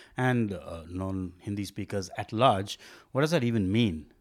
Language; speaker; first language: English; non-native, local second language; Tamil